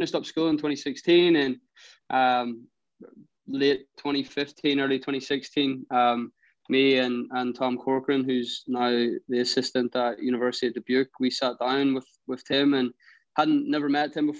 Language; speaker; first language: English; native; English